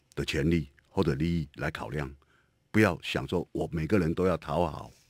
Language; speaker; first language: Chinese; native; Chinese